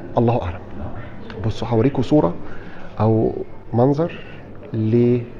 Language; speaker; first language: Arabic; native; Arabic